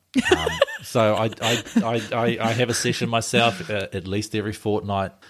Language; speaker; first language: English; native; English